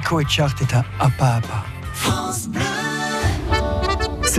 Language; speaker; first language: French; native; French